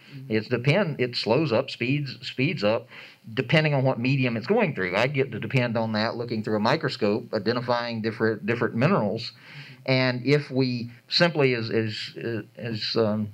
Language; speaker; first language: English; native; English